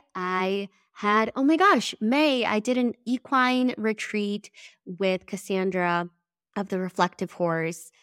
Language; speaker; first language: English; early bilingual, other home language; Spanish